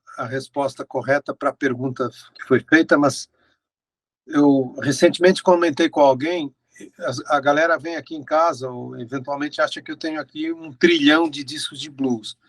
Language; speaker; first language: Portuguese; native; Portuguese